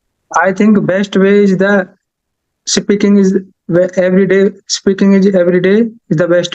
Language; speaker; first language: English; non-native, learner; Haryanvi